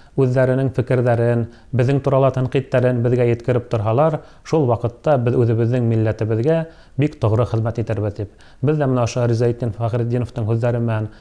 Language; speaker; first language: Tatar; non-native, local second language; Bashkir